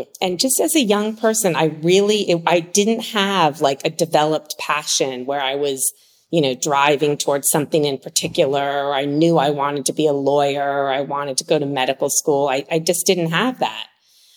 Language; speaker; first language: English; native; English